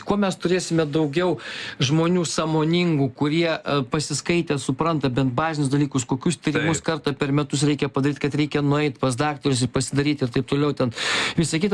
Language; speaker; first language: Lithuanian; native; Lithuanian